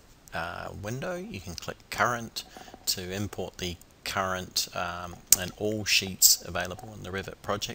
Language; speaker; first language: English; native; English